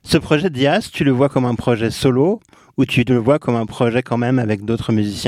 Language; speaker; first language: French; native; French